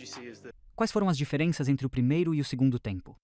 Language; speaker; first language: Portuguese; native; Portuguese